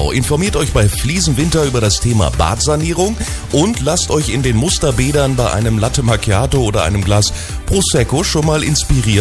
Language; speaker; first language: German; native; German